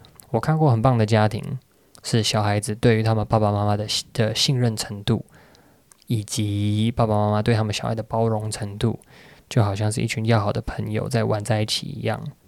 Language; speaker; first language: Chinese; early bilingual, other home language; English